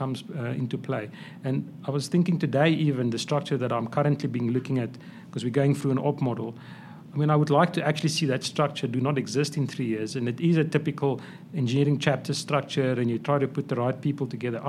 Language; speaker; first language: English; non-native, local second language; Afrikaans